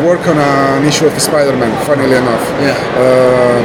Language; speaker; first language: English; non-native, fluent; Spanish